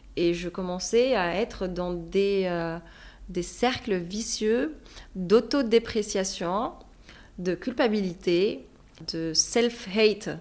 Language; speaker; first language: French; non-native, local second language; Arabic